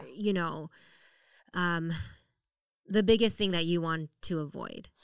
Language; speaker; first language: English; early bilingual, other home language; Korean